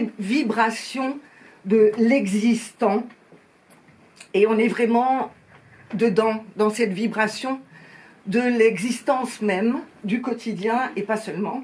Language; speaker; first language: French; native; French